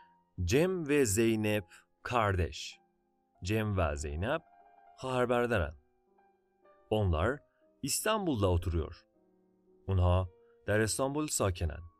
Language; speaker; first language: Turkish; non-native, fluent; Persian